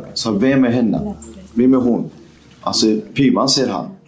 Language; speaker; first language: Swedish; non-native, fluent; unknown